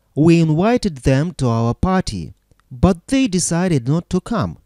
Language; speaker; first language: English; non-native, fluent; Russian